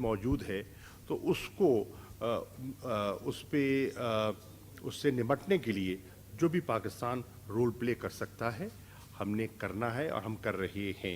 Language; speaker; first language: Urdu; non-native, local second language; Saraiki